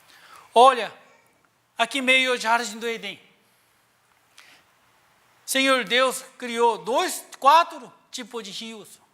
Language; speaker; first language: Portuguese; non-native, learner; Korean